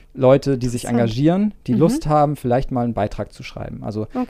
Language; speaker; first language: German; native; German